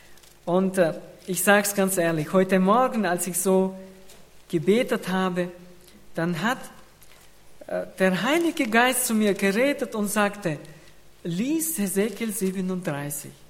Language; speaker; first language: German; non-native, fluent; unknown